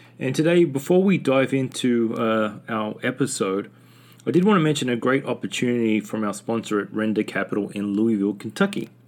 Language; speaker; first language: English; native; English